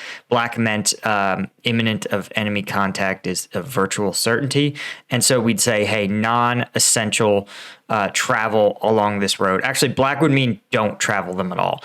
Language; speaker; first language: English; native; English